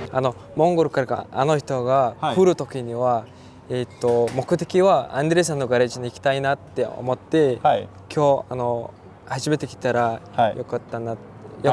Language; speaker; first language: Japanese; non-native, fluent; Mongolian